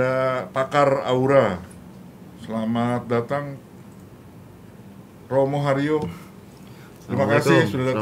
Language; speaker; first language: Indonesian; native; Indonesian